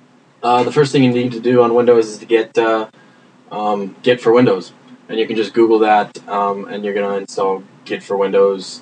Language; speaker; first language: English; native; English